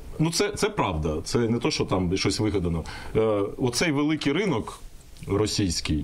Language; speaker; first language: Ukrainian; non-native, local second language; Russian